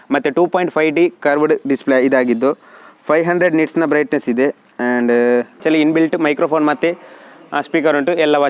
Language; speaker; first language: Kannada; non-native, local second language; Tulu